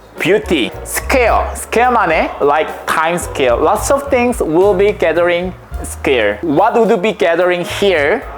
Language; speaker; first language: English; non-native, learner; Korean